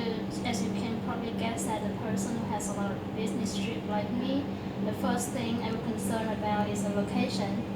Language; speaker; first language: English; non-native, learner; Vietnamese